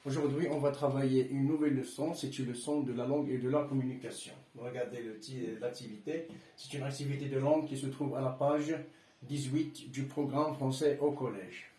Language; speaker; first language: French; non-native, local second language; Arabic